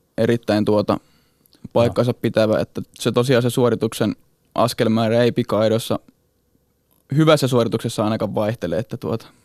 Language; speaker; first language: Finnish; native; Finnish